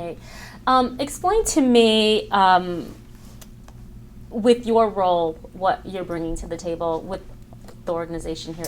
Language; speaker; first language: English; native; English